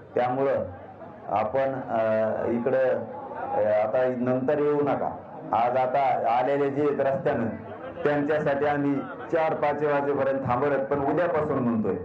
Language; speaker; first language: Marathi; native; Marathi